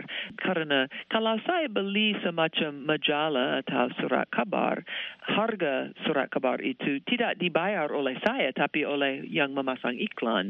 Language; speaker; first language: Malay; non-native, fluent; English